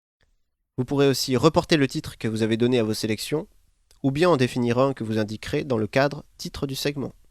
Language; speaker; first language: French; native; French